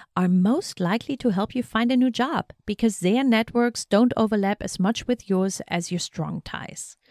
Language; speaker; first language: English; non-native, fluent; German